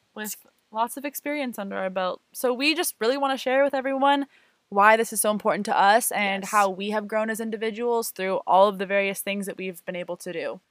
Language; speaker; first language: English; native; English